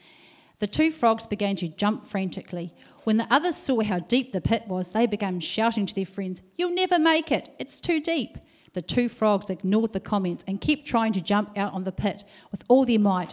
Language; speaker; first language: English; native; English